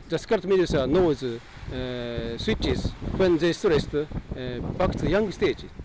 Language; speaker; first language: English; non-native, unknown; Japanese